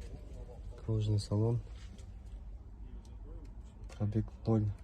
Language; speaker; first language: Russian; non-native, local second language; Kazakh